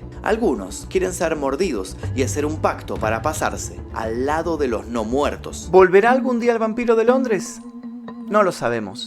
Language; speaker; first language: Spanish; native; Spanish